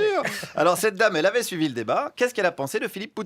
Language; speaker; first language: French; native; French